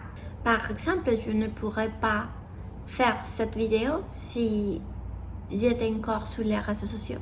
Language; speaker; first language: French; non-native, learner; Spanish